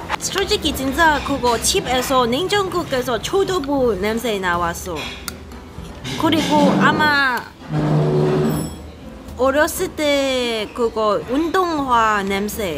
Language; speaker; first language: Korean; non-native, learner; Cantonese